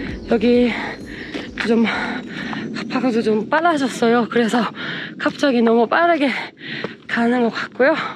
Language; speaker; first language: Korean; non-native, fluent; Turkish